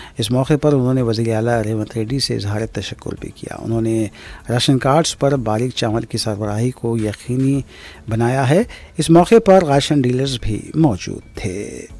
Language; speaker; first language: Urdu; native; Urdu